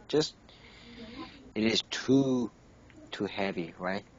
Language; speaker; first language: English; non-native, learner; Korean